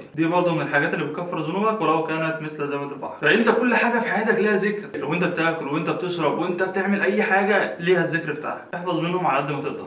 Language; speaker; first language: Arabic; native; Arabic